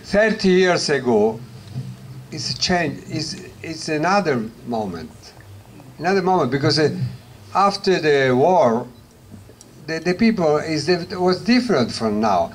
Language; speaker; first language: English; non-native, learner; Italian